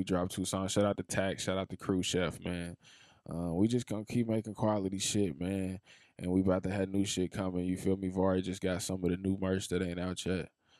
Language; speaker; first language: English; native; English